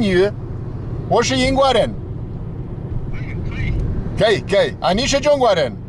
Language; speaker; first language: Chinese; non-native, learner; English